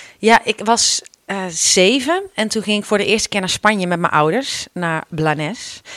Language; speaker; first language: Dutch; native; Dutch